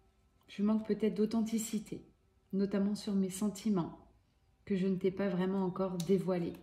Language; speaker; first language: French; native; French